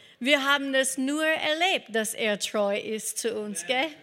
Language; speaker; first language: German; non-native, fluent; English